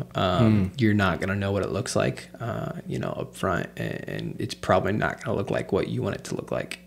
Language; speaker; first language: English; native; English